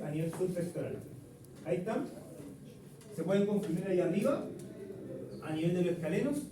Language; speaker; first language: Spanish; native; Spanish